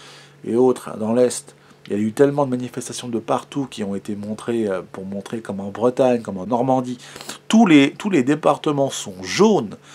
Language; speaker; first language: French; native; French